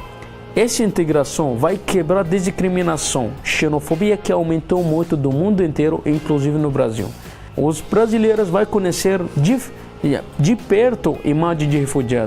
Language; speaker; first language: Portuguese; non-native, learner; Arabic